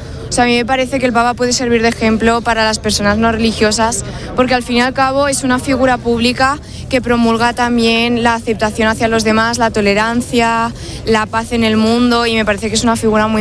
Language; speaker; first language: Spanish; native; Spanish